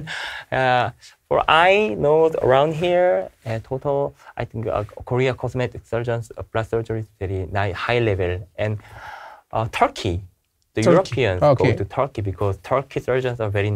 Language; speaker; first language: English; non-native, learner; Korean